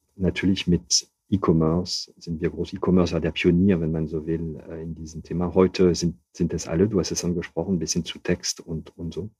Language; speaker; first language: German; non-native, fluent; French